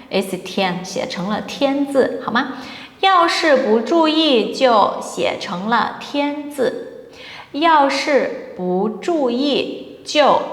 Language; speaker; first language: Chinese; non-native, fluent; Portuguese